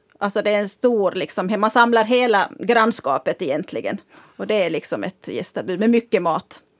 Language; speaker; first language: Swedish; native; Swedish